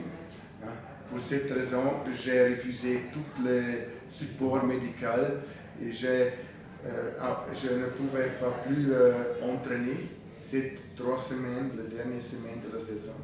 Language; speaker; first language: French; non-native, fluent; German